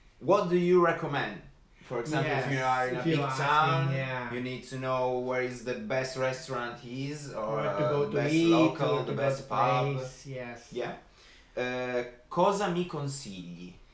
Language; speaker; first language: English; non-native, fluent; Italian